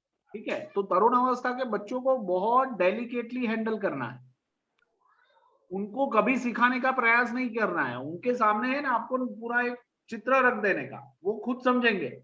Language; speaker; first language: Hindi; native; Hindi